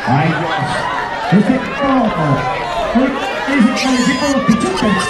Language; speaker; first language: Spanish; native; Spanish